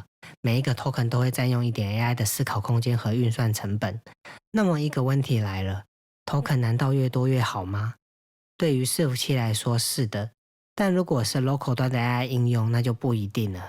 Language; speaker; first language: Chinese; native; Chinese